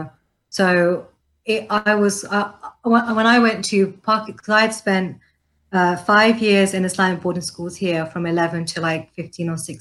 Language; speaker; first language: English; native; English